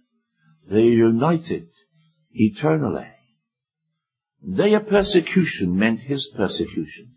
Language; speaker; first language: English; native; English